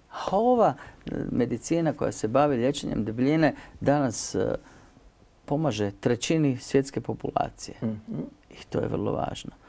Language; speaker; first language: Croatian; native; Croatian